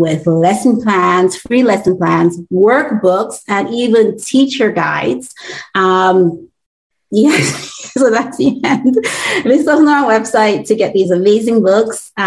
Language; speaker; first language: English; non-native, local second language; Bini